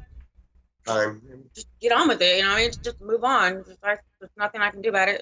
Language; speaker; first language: English; native; English